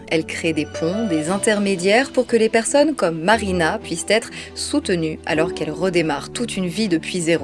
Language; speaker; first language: French; native; French